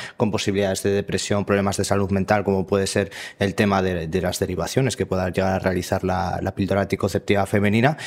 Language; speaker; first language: Spanish; native; Spanish